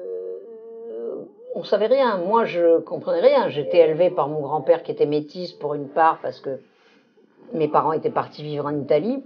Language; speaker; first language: French; native; French